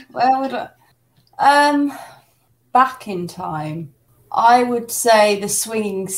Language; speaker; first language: English; native; English